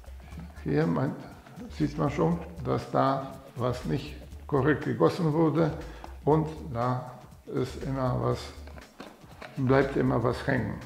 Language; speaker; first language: German; non-native, fluent; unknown